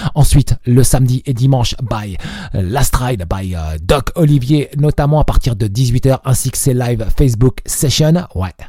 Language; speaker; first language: French; non-native, local second language; Arabic